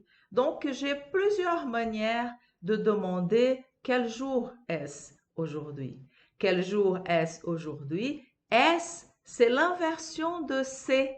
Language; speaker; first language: French; non-native, fluent; Portuguese